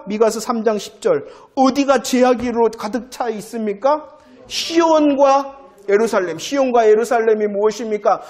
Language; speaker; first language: Korean; native; Korean